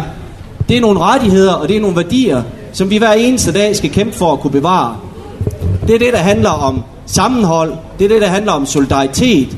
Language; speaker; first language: Danish; native; Danish